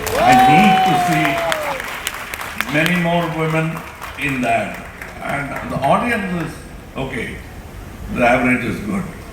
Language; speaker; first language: English; non-native, local second language; Tamil